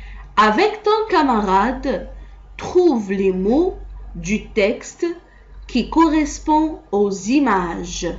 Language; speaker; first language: French; non-native, local second language; Arabic